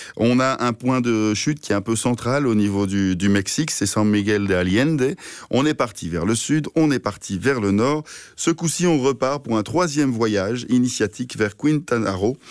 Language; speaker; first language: French; native; French